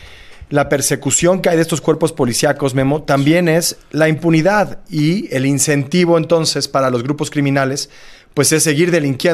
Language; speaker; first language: Spanish; native; Spanish